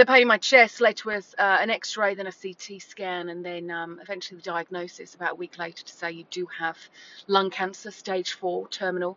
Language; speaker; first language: English; native; English